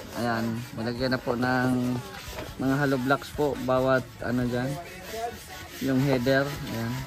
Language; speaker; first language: Filipino; non-native, local second language; Cebuano